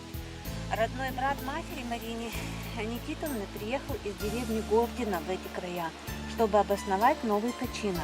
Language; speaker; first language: Russian; native; Russian